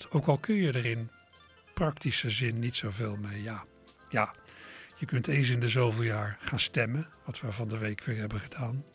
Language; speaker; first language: Dutch; native; Dutch